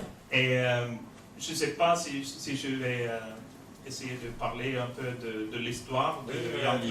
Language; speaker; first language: French; non-native, fluent; Swedish